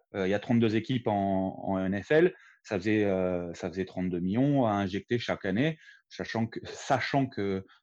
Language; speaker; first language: French; native; French